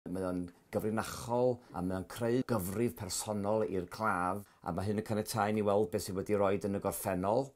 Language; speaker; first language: Welsh; native; Welsh